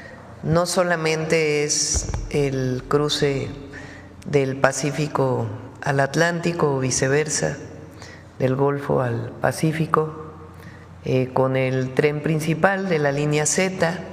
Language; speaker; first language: Spanish; native; Spanish